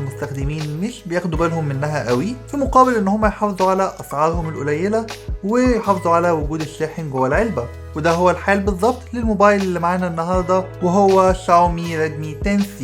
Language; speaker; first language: Arabic; native; Arabic